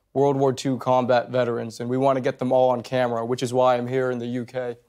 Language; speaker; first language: English; native; English